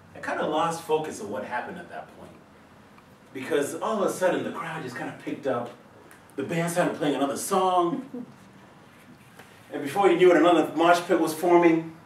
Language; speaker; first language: English; native; English